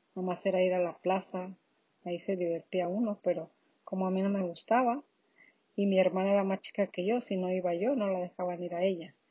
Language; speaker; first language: Spanish; native; Spanish